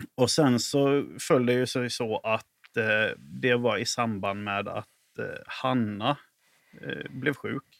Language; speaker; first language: Swedish; native; Swedish